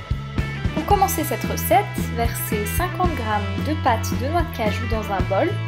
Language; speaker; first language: French; native; French